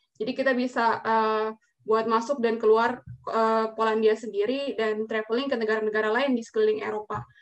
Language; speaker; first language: Indonesian; native; Indonesian